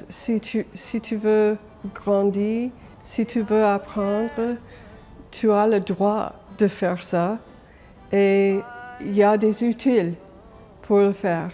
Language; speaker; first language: French; non-native, local second language; English